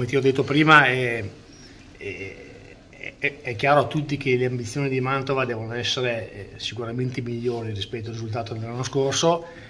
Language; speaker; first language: Italian; native; Italian